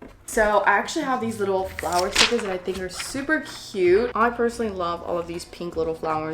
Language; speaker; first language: English; native; English